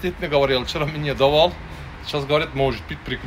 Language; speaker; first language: Russian; non-native, learner; Turkish